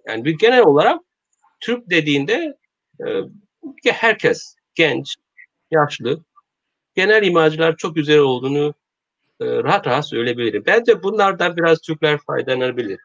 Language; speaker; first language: Turkish; non-native, learner; Korean